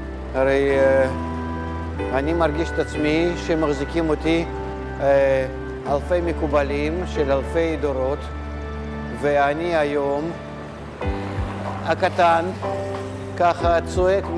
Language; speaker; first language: Hebrew; non-native, fluent; Russian